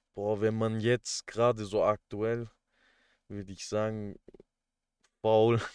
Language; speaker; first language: German; early bilingual, other home language; Turkish